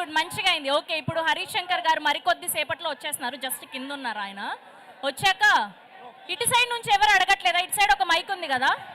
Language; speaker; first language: Telugu; native; Telugu